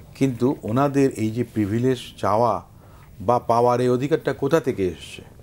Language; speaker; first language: Bangla; native; Bangla